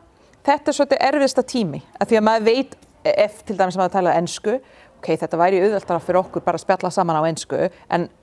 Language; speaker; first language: Icelandic; non-native, learner; English